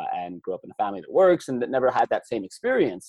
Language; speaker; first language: English; native; English